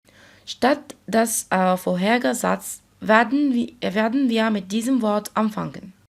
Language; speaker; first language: German; non-native, fluent; Arabic